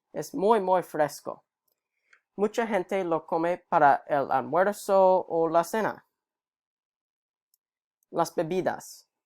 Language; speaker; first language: Spanish; non-native, learner; English